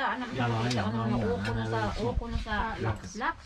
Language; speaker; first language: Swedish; non-native, learner; Cebuano